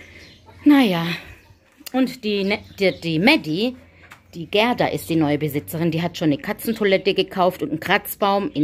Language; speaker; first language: German; native; German